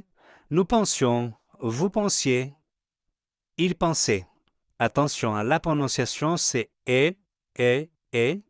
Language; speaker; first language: French; non-native, fluent; Spanish